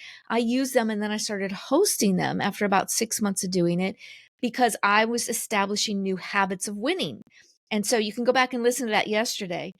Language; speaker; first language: English; native; English